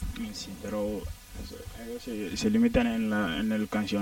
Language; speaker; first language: Spanish; non-native, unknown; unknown